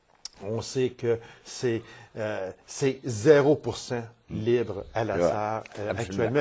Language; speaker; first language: French; native; French